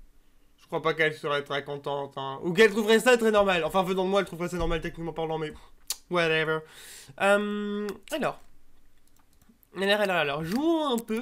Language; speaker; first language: French; native; French